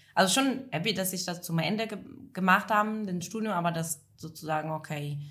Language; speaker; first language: German; non-native, fluent; Italian